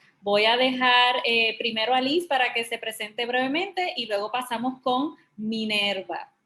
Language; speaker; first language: Spanish; native; Spanish